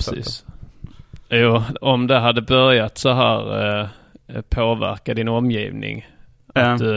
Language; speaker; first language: Swedish; native; Swedish